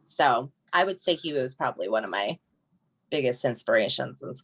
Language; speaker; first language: English; native; English